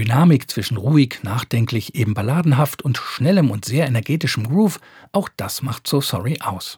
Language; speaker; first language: German; native; German